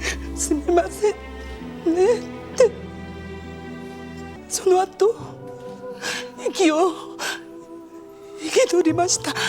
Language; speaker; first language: Japanese; non-native, fluent; Korean